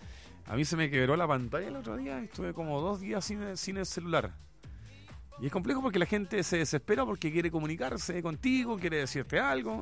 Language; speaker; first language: Spanish; native; Spanish